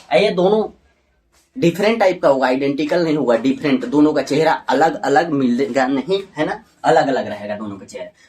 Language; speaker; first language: Hindi; native; Hindi